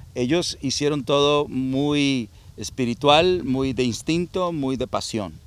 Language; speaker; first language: Spanish; native; Spanish